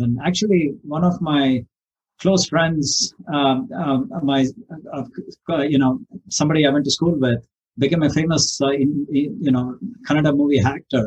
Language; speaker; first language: English; non-native, local second language; Kannada